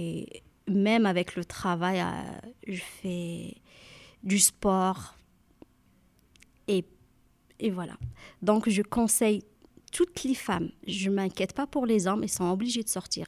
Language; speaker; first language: French; non-native, learner; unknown